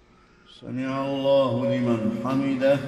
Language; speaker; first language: Arabic; native; Arabic